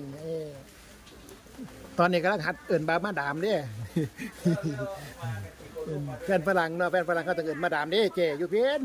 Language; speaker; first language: Thai; native; Thai